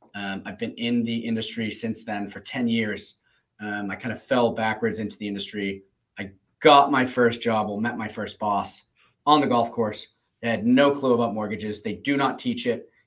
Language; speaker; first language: English; native; English